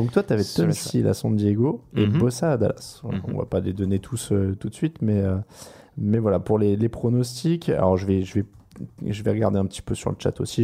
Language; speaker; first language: French; native; French